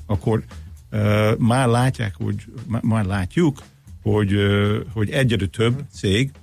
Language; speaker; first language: Hungarian; non-native, fluent; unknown